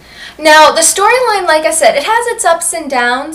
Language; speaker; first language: English; native; English